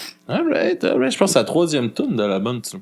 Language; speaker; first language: French; native; French